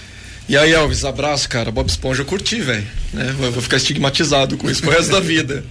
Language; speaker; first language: Portuguese; native; Portuguese